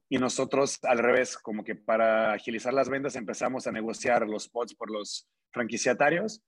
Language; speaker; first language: Spanish; non-native, fluent; Russian